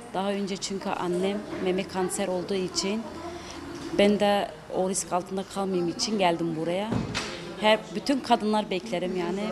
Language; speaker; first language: Turkish; non-native, local second language; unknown